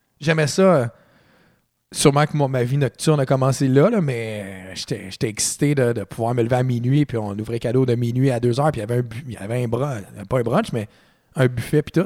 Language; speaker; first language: French; native; French